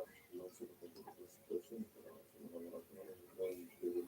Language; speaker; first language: Italian; non-native, fluent; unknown